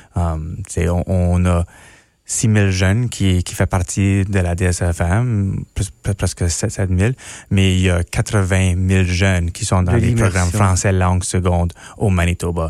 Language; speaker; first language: French; non-native, local second language; English